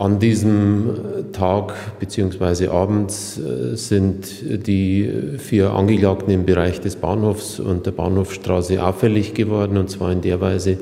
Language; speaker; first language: German; native; German